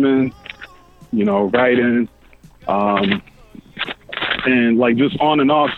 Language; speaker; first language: English; native; English